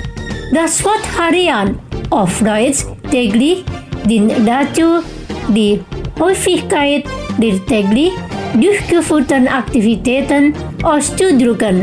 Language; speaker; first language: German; non-native, fluent; Indonesian